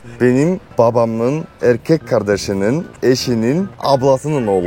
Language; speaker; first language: Turkish; non-native, learner; Kazakh